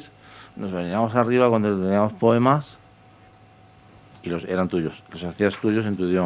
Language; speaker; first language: Spanish; native; Spanish